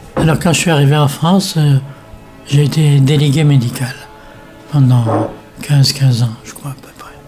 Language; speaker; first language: French; native; French